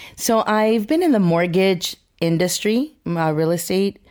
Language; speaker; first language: English; early bilingual, other home language; Spanish